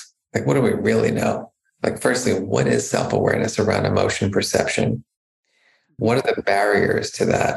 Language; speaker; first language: English; native; English